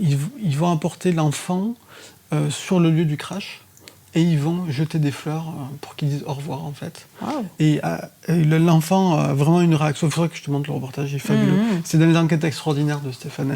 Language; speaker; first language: French; native; French